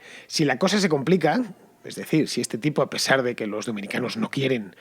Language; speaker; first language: Spanish; native; Spanish